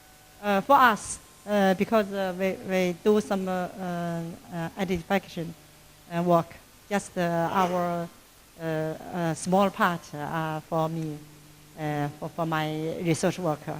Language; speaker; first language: English; non-native, learner; Chinese